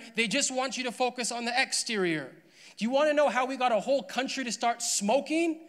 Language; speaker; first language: English; native; English